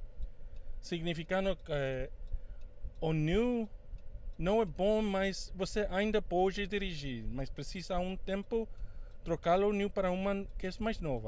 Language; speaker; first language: Portuguese; non-native, fluent; Spanish